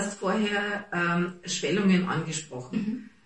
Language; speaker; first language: German; native; German